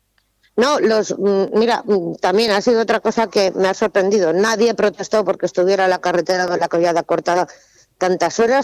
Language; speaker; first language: Spanish; native; Spanish